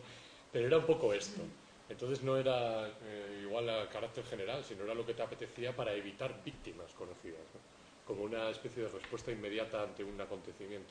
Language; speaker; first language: Spanish; native; Spanish